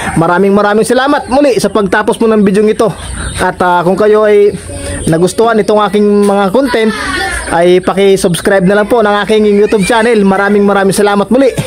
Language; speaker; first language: Filipino; non-native, local second language; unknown